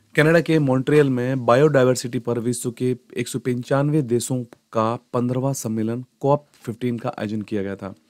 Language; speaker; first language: Hindi; native; Hindi